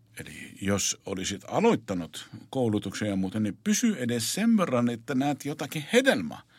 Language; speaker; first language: Finnish; non-native, fluent; Arabic